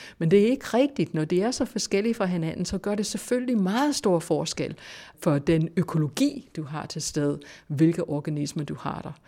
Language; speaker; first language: Danish; non-native, fluent; English